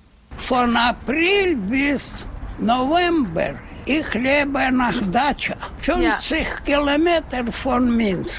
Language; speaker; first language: German; non-native, learner; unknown